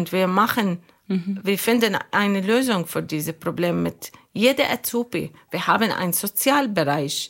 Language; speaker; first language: German; non-native, learner; Arabic